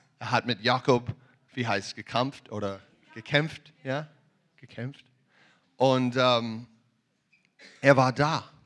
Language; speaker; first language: German; non-native, learner; English